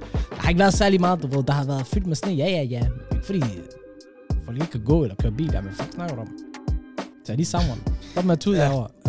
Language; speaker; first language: Danish; early bilingual, other home language; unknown